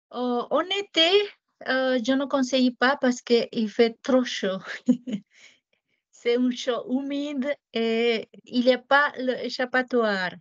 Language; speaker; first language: French; non-native, fluent; Japanese